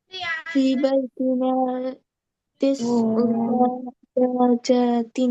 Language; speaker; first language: Arabic; non-native, learner; Bangla